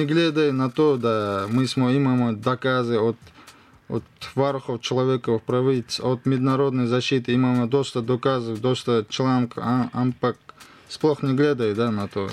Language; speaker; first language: Slovenian; non-native, learner; Russian